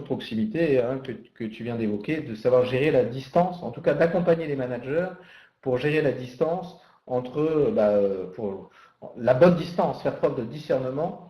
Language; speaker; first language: French; native; French